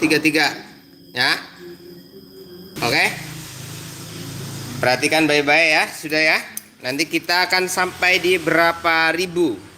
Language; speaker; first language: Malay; non-native, local second language; Javanese